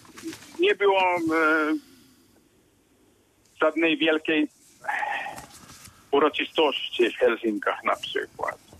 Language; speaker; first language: Polish; non-native, fluent; Finnish